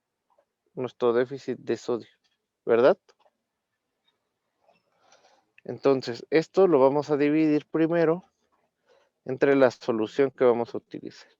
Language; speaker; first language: Spanish; native; Spanish